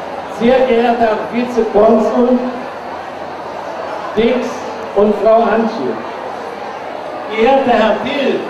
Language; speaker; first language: German; non-native, learner; Portuguese